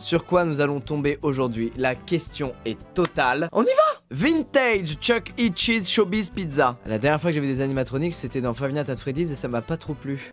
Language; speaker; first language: French; native; French